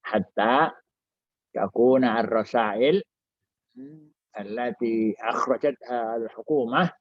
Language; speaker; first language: Arabic; non-native, fluent; Indonesian